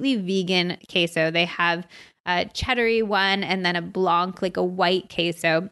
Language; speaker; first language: English; native; English